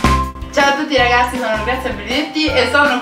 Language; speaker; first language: Italian; native; Italian